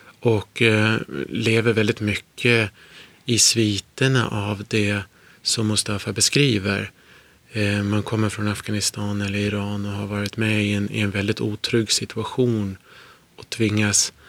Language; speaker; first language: Swedish; native; Swedish